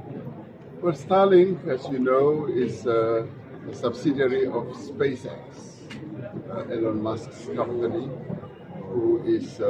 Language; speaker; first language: English; non-native, local second language; Venda